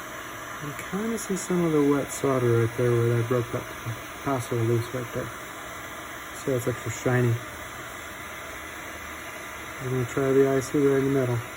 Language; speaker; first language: English; native; English